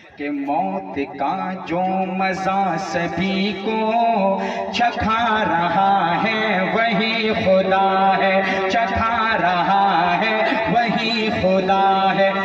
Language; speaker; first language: Urdu; non-native, local second language; Pashto